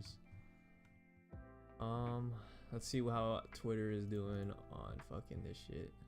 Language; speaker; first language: English; native; English